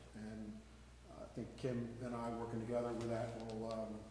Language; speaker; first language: English; native; English